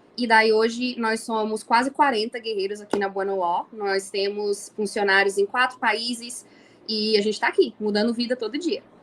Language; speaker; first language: Portuguese; native; Portuguese